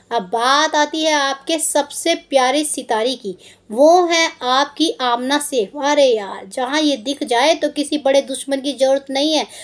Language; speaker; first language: Hindi; native; Hindi